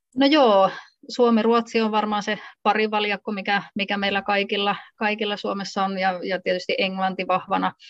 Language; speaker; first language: Finnish; early bilingual, heritage; Finnish